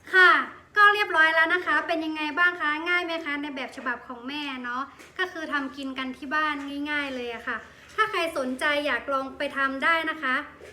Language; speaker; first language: Thai; native; Thai